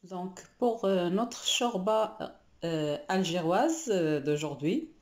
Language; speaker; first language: French; non-native, local second language; Arabic